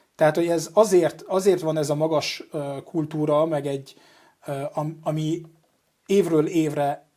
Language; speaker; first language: Hungarian; early bilingual, heritage; Hungarian